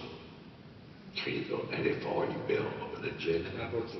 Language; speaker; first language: Italian; native; Italian